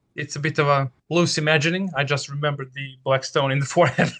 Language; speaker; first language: English; non-native, fluent; Serbian